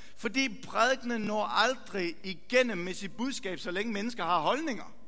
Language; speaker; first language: Danish; native; Danish